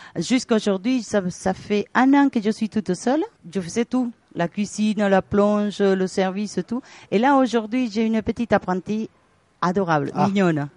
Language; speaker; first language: French; non-native, fluent; Spanish